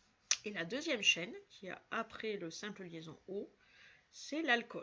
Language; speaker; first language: French; native; French